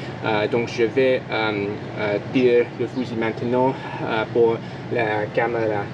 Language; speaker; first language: French; non-native, learner; English